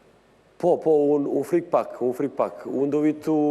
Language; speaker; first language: Albanian; non-native, learner; Serbian